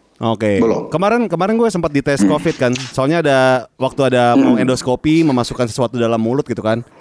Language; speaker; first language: Indonesian; native; Indonesian